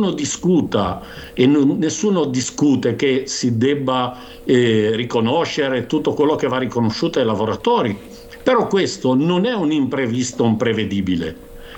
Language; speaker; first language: Italian; native; Italian